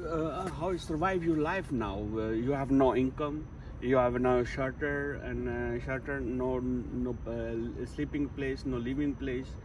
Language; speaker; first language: English; non-native, learner; Urdu